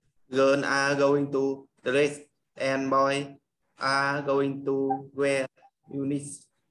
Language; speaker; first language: English; non-native, learner; Vietnamese